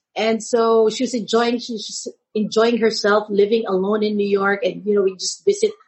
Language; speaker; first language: English; non-native, local second language; Filipino